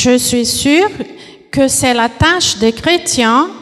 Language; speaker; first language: French; non-native, fluent; Portuguese